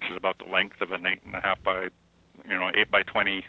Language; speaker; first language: English; native; English